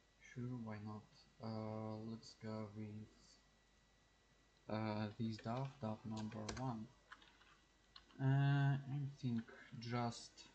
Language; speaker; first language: English; non-native, learner; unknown